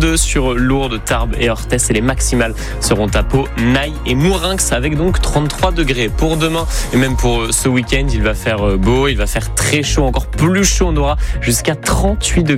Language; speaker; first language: French; native; French